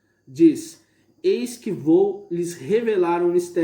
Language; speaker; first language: Portuguese; native; Portuguese